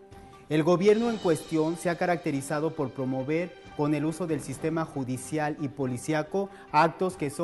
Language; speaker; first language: Spanish; native; Spanish